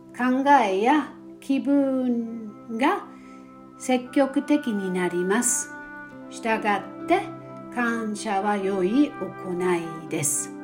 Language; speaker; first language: Japanese; non-native, fluent; German